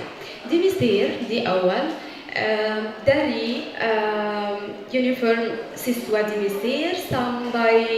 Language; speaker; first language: Indonesian; non-native, fluent; Arabic